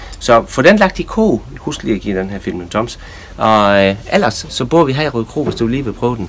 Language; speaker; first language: Danish; native; Danish